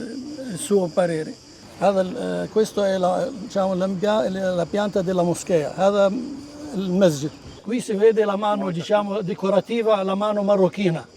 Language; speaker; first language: Italian; non-native, fluent; Arabic